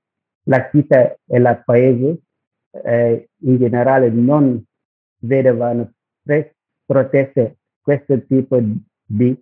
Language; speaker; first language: Italian; non-native, learner; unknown